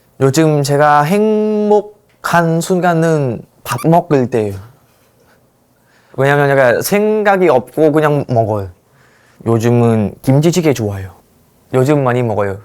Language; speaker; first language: Korean; non-native, learner; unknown